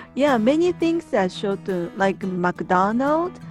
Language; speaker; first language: English; non-native, learner; Japanese